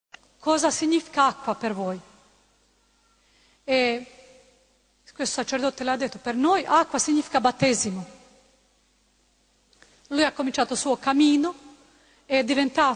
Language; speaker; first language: Italian; non-native, fluent; Croatian